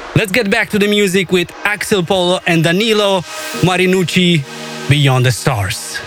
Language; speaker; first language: English; non-native, fluent; Romanian